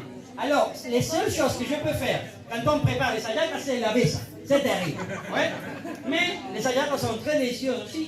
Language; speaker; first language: French; non-native, fluent; Spanish